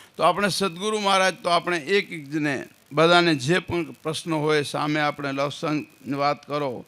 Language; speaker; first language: Gujarati; non-native, local second language; Kachhi